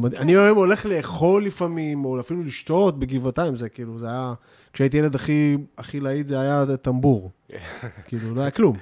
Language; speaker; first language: Hebrew; native; Hebrew